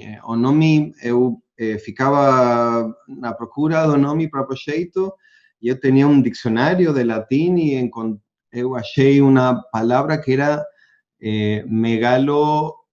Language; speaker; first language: Portuguese; non-native, learner; Spanish